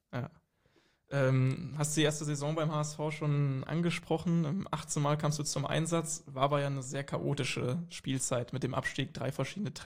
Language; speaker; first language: German; native; German